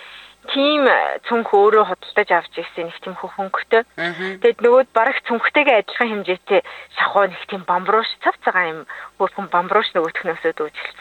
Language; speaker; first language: Mongolian; native; Mongolian